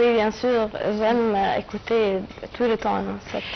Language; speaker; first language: French; non-native, learner; Arabic